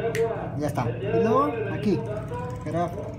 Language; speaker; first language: Spanish; native; Spanish